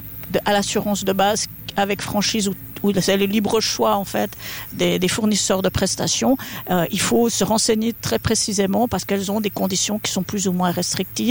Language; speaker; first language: French; native; French